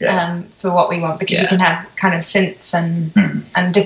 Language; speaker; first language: English; native; English